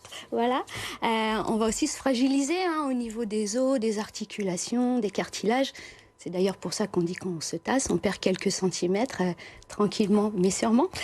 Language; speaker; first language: French; native; French